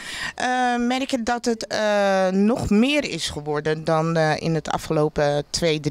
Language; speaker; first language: Dutch; native; Dutch